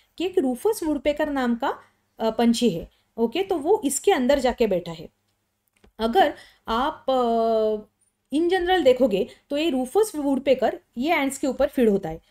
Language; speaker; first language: Hindi; non-native, local second language; Marathi